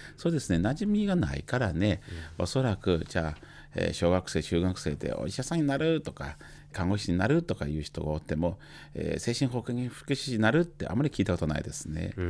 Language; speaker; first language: Japanese; native; Japanese